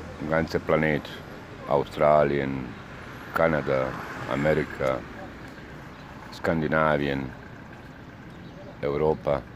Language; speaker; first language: German; non-native, learner; Bosnian